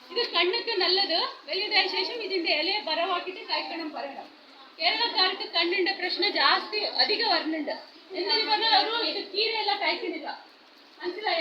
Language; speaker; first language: Malayalam; non-native, learner; Kannada